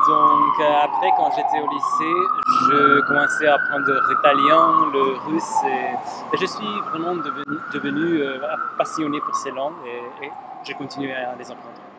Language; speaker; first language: French; non-native, fluent; Slovak